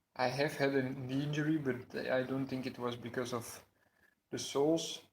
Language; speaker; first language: English; non-native, fluent; Dutch